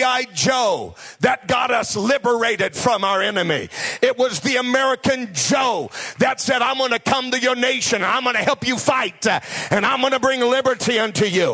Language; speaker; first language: English; native; English